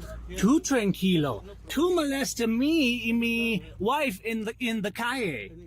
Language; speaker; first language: Spanish; non-native, learner; English